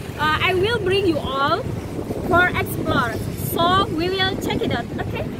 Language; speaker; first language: English; non-native, learner; Indonesian